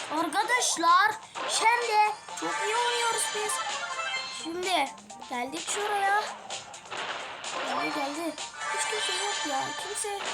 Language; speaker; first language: Turkish; non-native, learner; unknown